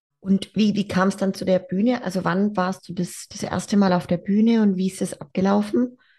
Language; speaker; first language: German; native; German